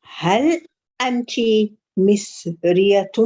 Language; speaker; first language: Arabic; non-native, learner; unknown